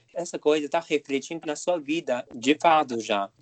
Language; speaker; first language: Portuguese; non-native, fluent; Chinese